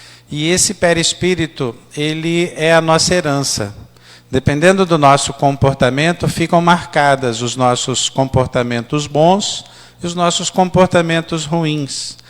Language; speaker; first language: Portuguese; native; Portuguese